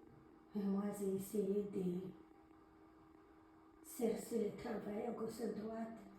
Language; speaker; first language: French; non-native, learner; Malagasy